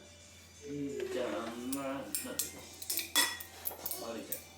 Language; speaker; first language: Japanese; native; Japanese